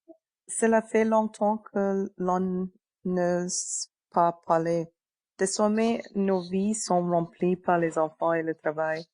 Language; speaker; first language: French; non-native, learner; English